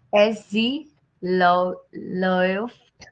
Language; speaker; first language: German; non-native, learner; Hindi